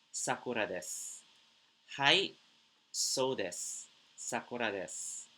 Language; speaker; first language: Japanese; non-native, fluent; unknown